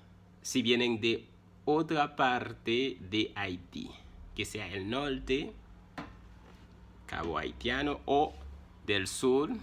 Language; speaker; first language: Spanish; non-native, fluent; Haitian Creole